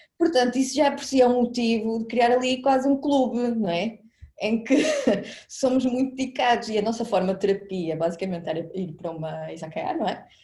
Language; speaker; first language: Portuguese; native; Portuguese